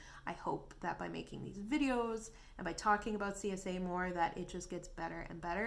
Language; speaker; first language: English; native; English